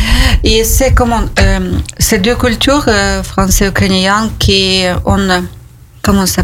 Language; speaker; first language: French; non-native, learner; Ukrainian